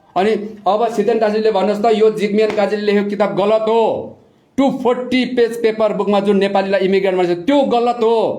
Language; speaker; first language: Nepali; native; Nepali